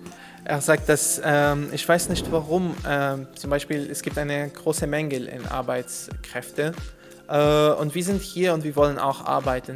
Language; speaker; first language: German; non-native, fluent; Arabic